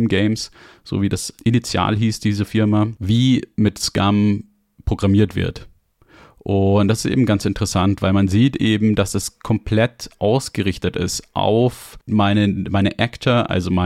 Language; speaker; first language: German; native; German